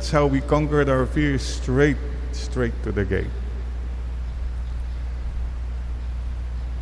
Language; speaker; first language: English; non-native, local second language; Iloko